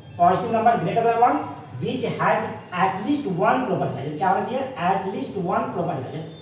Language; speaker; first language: Hindi; native; Hindi